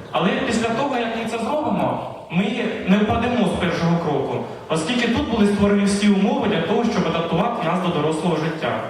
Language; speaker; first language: Ukrainian; native; Ukrainian